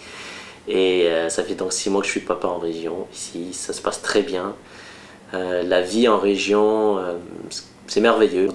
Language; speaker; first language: French; non-native, local second language; Malagasy